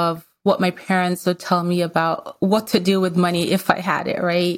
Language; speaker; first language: English; non-native, local second language; Yoruba